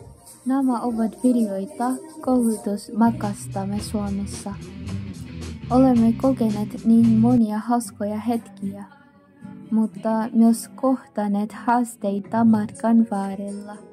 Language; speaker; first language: Finnish; non-native, learner; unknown